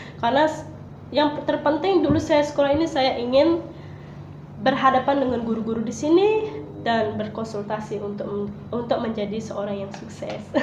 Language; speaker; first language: Indonesian; non-native, local second language; Balinese